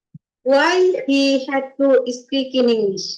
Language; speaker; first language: English; non-native, learner; Bangla